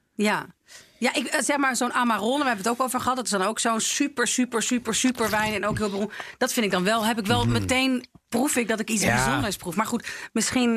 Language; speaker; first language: Dutch; native; Dutch